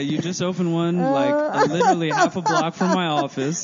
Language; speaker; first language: English; native; English